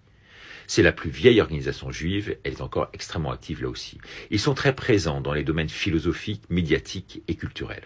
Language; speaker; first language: French; native; French